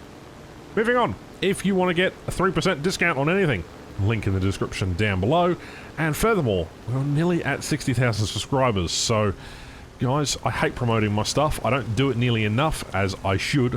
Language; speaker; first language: English; native; English